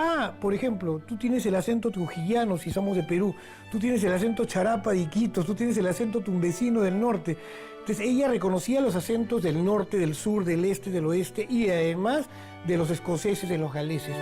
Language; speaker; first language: Spanish; native; Spanish